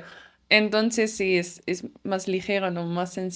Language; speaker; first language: Spanish; non-native, fluent; Dutch